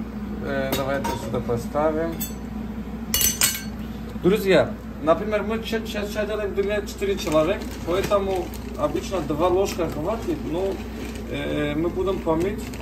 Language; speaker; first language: Russian; non-native, learner; Turkish